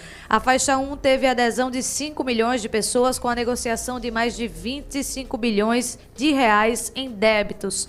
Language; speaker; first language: Portuguese; native; Portuguese